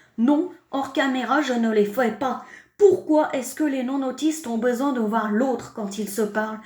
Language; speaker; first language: French; native; French